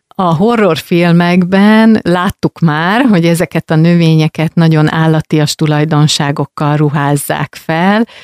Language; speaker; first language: Hungarian; native; Hungarian